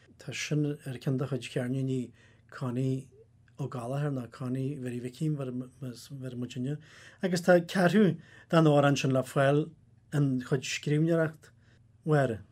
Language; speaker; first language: Irish; native; Irish